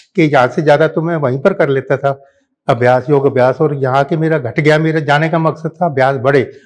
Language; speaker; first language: Hindi; native; Hindi